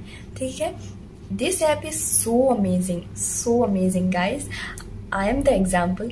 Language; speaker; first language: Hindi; non-native, local second language; Assamese